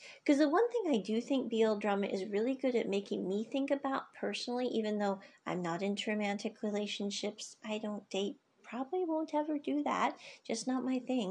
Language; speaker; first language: English; native; English